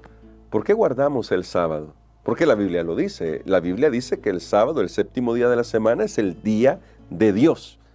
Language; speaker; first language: Spanish; native; Spanish